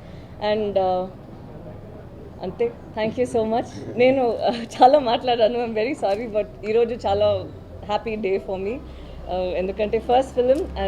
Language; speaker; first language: Telugu; non-native, local second language; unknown